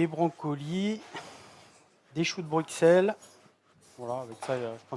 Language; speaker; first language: French; native; French